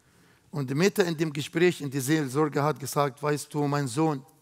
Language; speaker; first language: German; non-native, fluent; Arabic